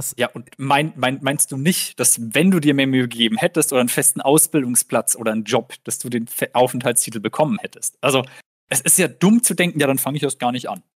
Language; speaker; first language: German; native; German